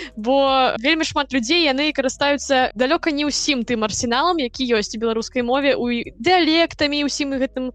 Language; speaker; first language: Belarusian; non-native, local second language; Russian